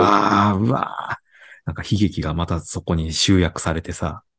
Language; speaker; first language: Japanese; native; Japanese